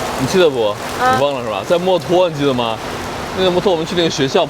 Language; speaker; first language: Chinese; native; Chinese